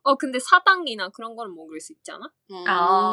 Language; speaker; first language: Korean; non-native, fluent; Japanese